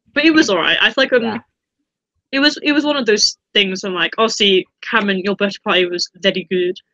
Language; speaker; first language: English; native; English